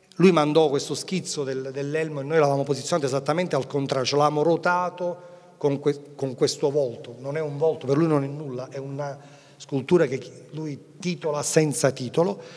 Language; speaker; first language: Italian; native; Italian